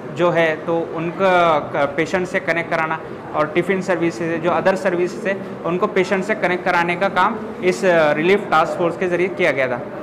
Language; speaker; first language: Hindi; native; Hindi